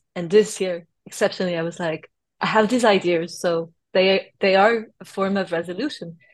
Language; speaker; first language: English; non-native, fluent; French